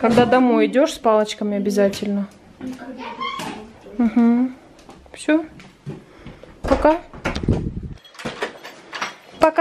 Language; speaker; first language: Russian; native; Russian